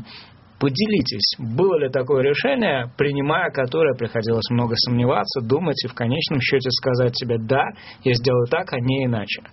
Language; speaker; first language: Russian; native; Russian